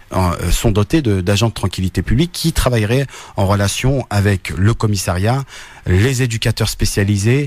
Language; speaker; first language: French; native; French